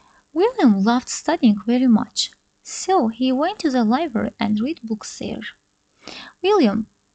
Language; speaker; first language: English; non-native, fluent; Azerbaijani